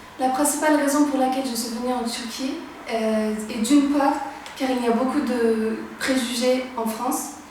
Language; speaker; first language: French; early bilingual, other home language; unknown